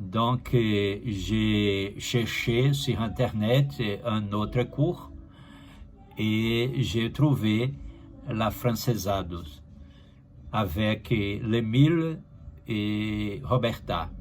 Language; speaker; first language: French; non-native, learner; Portuguese